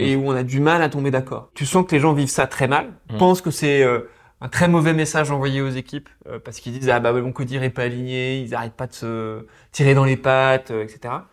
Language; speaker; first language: French; native; French